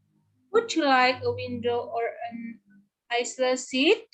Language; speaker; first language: English; non-native, learner; Indonesian